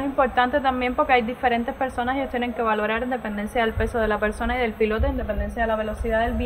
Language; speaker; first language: Spanish; native; Spanish